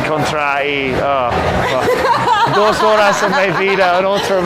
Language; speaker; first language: Spanish; non-native, learner; English